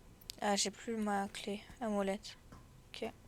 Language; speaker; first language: French; native; French